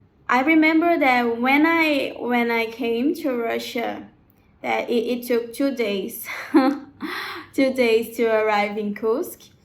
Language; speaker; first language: English; non-native, learner; Portuguese